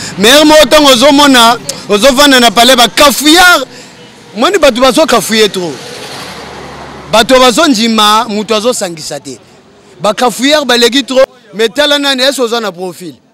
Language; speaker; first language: Lingala; native; Lingala